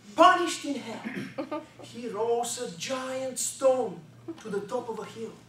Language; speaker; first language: English; non-native, fluent; Bulgarian